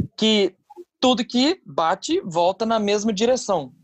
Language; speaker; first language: Portuguese; early bilingual, other home language; English